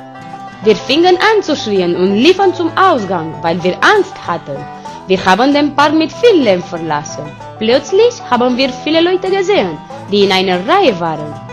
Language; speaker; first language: German; non-native, learner; Spanish